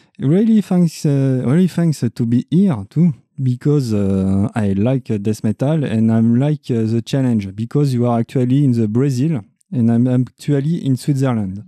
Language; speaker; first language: English; non-native, learner; French